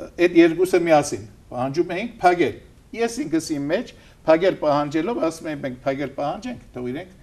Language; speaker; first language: Armenian; native; Armenian